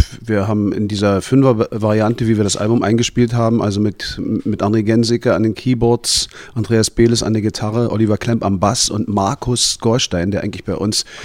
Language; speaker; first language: German; native; German